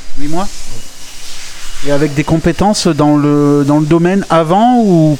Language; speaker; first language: French; native; French